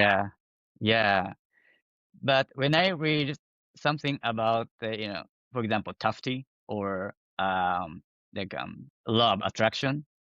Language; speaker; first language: English; non-native, fluent; Japanese